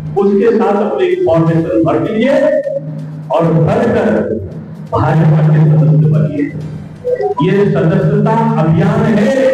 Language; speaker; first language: Hindi; native; Hindi